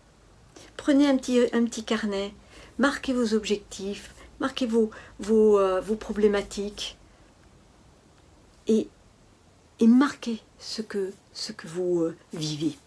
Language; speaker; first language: French; native; French